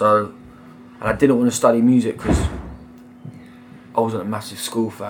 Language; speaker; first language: English; native; English